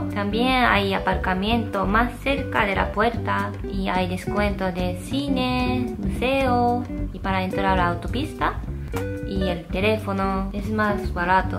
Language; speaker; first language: Spanish; non-native, fluent; Japanese